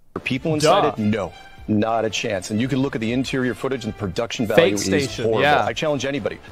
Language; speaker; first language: English; native; English